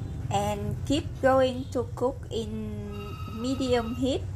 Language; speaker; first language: English; non-native, learner; Vietnamese